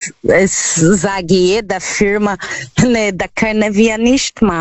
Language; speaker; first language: German; non-native, learner; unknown